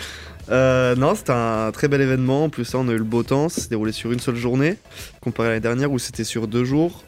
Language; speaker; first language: French; native; French